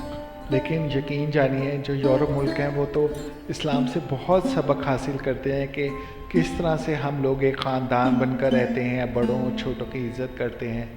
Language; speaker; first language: Urdu; native; Urdu